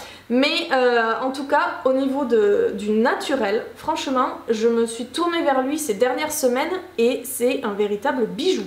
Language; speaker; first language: French; native; French